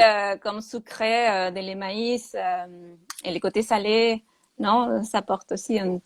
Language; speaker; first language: French; non-native, fluent; Spanish